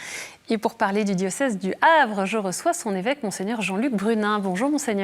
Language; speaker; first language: French; native; French